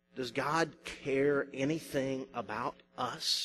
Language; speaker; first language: English; native; English